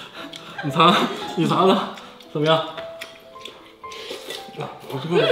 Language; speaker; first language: Chinese; native; Chinese